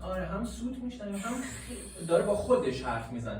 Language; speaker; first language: Persian; native; Persian